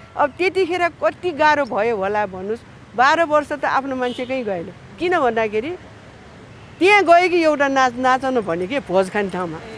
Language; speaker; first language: Nepali; non-native, local second language; Newari